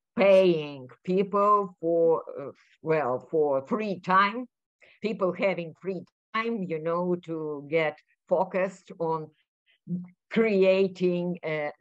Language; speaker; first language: English; non-native, fluent; Ukrainian